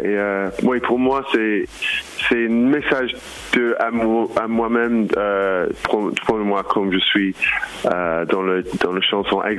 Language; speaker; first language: French; non-native, fluent; English